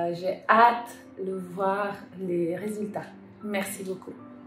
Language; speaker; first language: French; non-native, learner; Czech